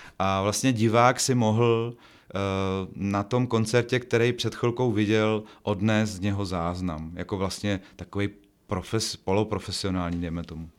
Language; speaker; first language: Czech; native; Czech